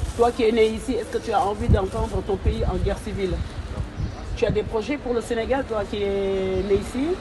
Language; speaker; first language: French; non-native, local second language; Wolof